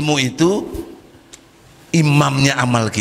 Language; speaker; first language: Indonesian; native; Indonesian